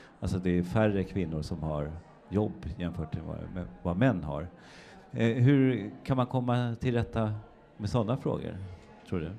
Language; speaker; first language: Swedish; native; Swedish